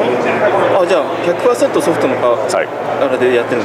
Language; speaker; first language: Japanese; native; Japanese